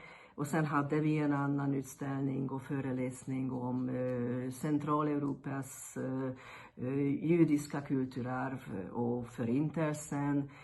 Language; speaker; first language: Swedish; non-native, fluent; Hungarian